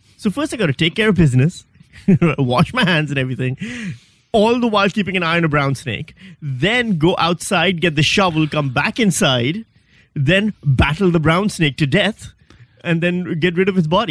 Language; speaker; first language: English; non-native, local second language; Urdu